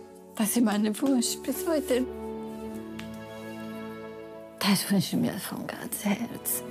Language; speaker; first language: German; non-native, fluent; Portuguese